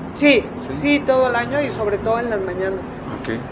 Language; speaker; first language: Spanish; native; Spanish